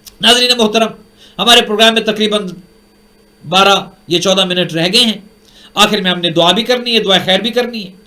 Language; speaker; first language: Urdu; native; Urdu